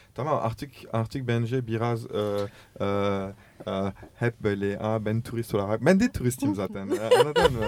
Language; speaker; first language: Turkish; non-native, learner; French